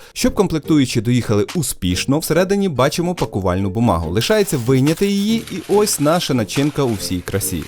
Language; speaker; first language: Ukrainian; non-native, local second language; Russian